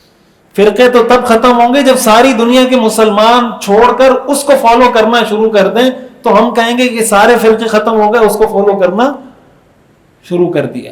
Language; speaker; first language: Urdu; native; Urdu